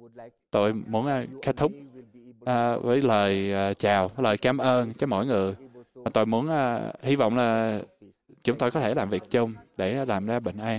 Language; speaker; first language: Vietnamese; non-native, fluent; English